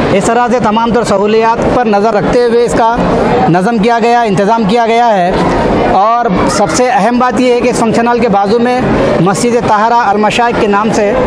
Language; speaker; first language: Urdu; native; Urdu